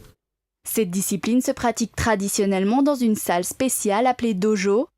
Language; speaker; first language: French; native; French